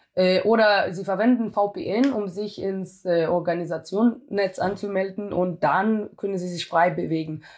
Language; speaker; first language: German; non-native, fluent; Hebrew